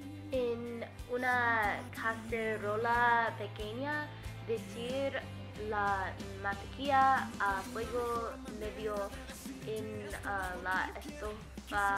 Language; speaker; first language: Spanish; non-native, learner; English